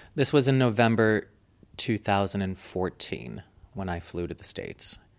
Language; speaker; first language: English; native; English